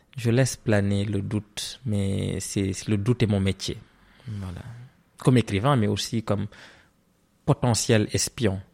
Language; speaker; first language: French; non-native, local second language; Serer